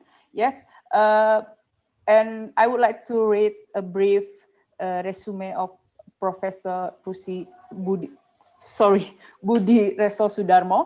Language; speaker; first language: English; non-native, fluent; Indonesian